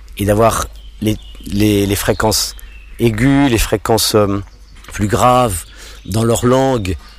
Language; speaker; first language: French; non-native, local second language; English